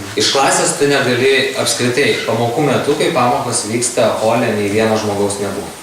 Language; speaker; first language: Lithuanian; native; Lithuanian